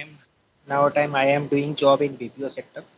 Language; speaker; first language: English; non-native, learner; Hindi